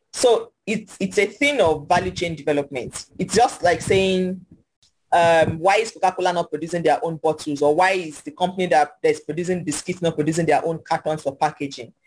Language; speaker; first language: English; non-native, local second language; Yoruba